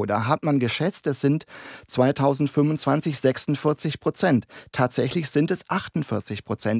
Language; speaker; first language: German; native; German